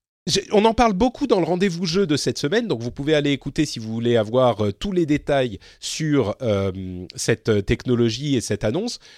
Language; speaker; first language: French; native; French